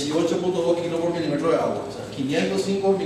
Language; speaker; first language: Spanish; native; Spanish